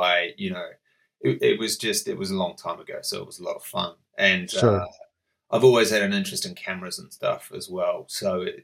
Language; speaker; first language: English; native; English